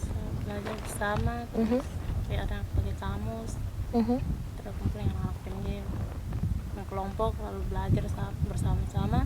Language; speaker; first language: Indonesian; non-native, learner; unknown